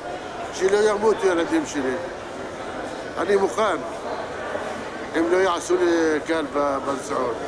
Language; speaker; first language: Hebrew; non-native, local second language; Arabic